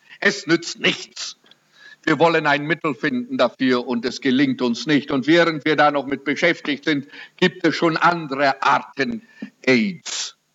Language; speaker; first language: German; early bilingual, heritage; German